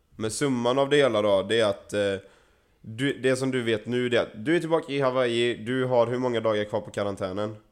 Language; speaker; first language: Swedish; native; Swedish